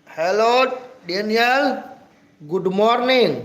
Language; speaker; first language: Hindi; non-native, local second language; Gujarati